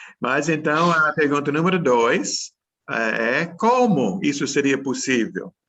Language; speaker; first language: Portuguese; non-native, fluent; English